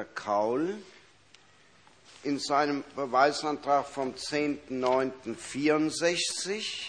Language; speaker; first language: German; native; German